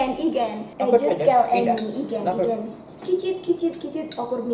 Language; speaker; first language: Hungarian; non-native, learner; Indonesian